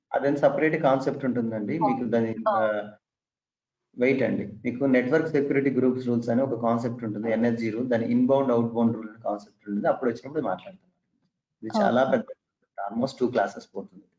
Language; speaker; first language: Telugu; native; Telugu